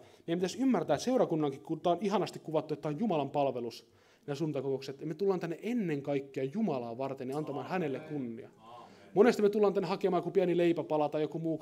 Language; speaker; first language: Finnish; native; Finnish